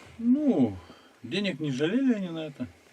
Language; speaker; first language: Russian; native; Russian